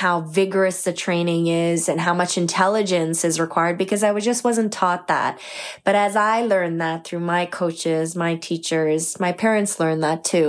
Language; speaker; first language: English; native; English